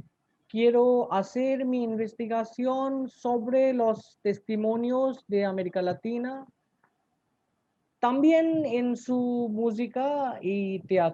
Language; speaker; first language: Spanish; non-native, learner; Bangla